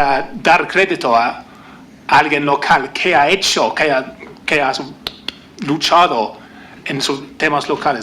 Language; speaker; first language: Spanish; non-native, learner; English